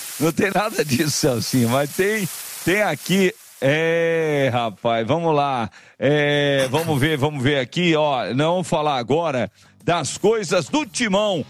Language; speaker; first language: Portuguese; native; Portuguese